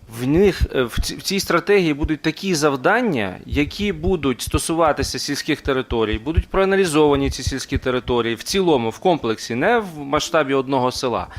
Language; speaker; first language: Ukrainian; native; Ukrainian